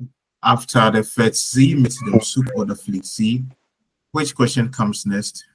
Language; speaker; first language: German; non-native, learner; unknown